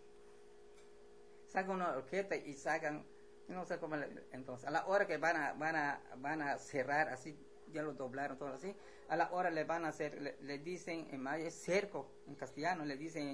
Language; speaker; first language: Spanish; non-native, local second language; Yucateco